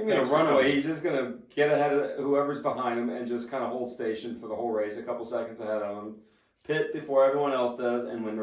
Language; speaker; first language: English; native; English